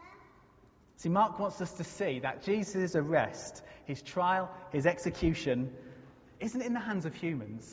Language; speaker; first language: English; native; English